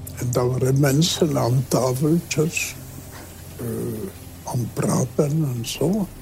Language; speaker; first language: Dutch; early bilingual, other home language; Spanish